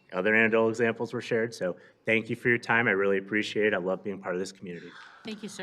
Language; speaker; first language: English; native; English